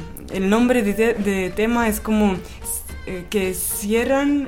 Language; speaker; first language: Spanish; non-native, fluent; Russian